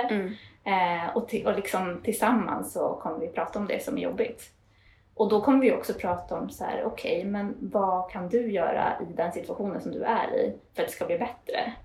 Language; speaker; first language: Swedish; native; Swedish